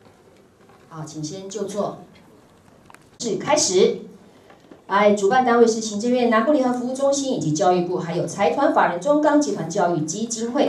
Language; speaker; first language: Chinese; native; Chinese